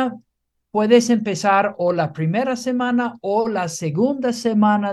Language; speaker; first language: Spanish; non-native, fluent; English